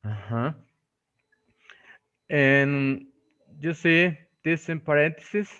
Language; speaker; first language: English; non-native, fluent; Spanish